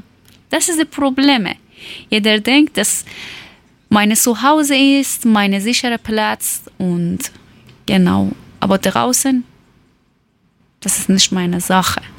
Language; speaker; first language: German; non-native, learner; Persian